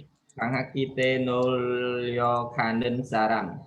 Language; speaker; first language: Korean; non-native, learner; Khmer